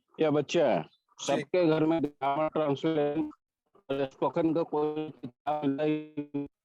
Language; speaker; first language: Hindi; native; Hindi